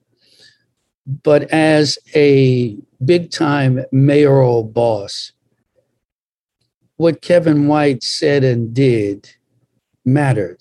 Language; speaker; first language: English; native; English